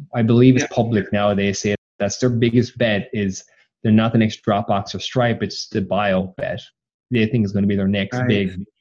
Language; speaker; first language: English; native; English